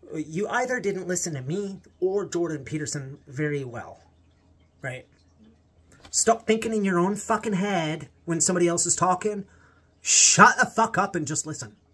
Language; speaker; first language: English; native; English